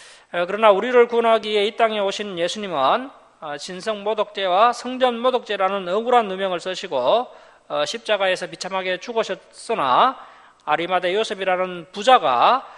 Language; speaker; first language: Korean; native; Korean